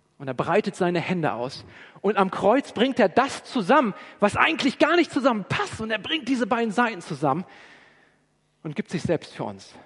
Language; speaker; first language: German; native; German